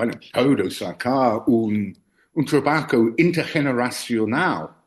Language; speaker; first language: Spanish; non-native, learner; English